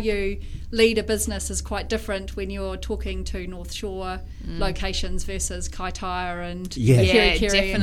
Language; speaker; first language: English; native; English